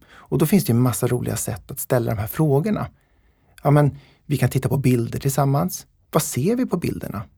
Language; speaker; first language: Swedish; native; Swedish